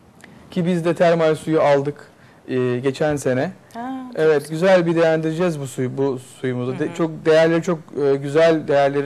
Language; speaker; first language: Turkish; native; Turkish